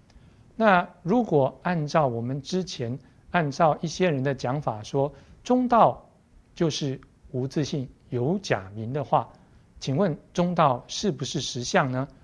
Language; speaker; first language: Chinese; native; Chinese